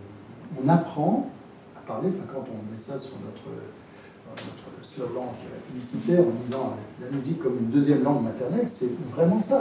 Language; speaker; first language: French; native; French